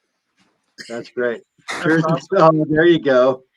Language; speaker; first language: English; native; English